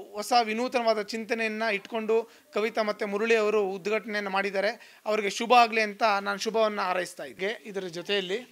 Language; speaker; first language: Kannada; native; Kannada